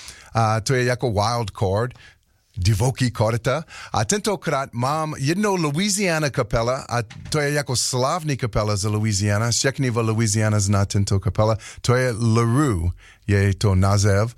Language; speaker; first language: Czech; non-native, learner; English